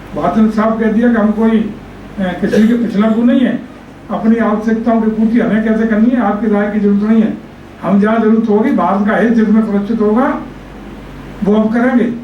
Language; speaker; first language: Hindi; native; Hindi